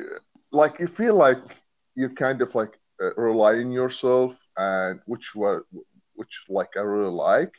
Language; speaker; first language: English; non-native, learner; Arabic